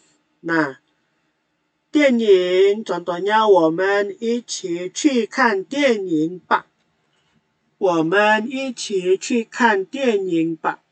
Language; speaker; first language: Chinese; non-native, fluent; Indonesian